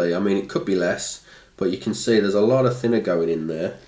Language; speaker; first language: English; native; English